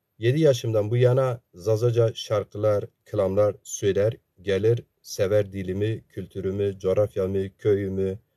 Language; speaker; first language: Turkish; non-native, local second language; Zaza